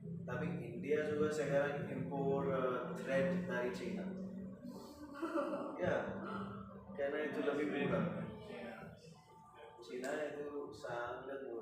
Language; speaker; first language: Indonesian; non-native, fluent; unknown